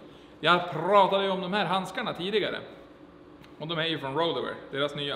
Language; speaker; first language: Swedish; native; Swedish